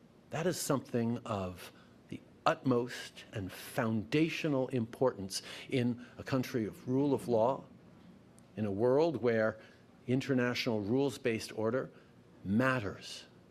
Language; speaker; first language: English; native; English